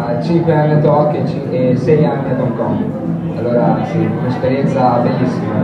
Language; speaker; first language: Italian; early bilingual, heritage; English